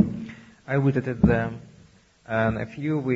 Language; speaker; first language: English; non-native, learner; Russian